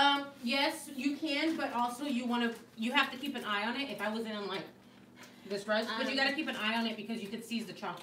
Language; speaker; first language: English; native; English